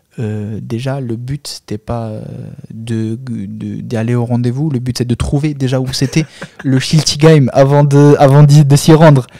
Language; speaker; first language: French; non-native, fluent; Albanian